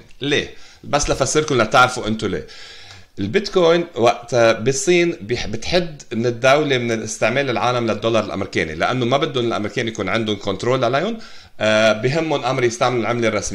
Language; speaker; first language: Arabic; native; Arabic